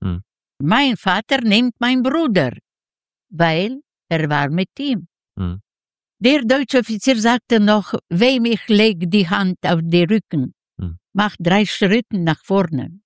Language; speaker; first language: German; non-native, learner; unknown